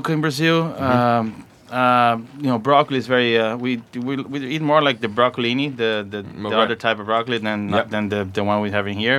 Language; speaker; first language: English; non-native, fluent; Portuguese